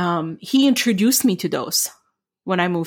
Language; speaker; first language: English; non-native, fluent; Ukrainian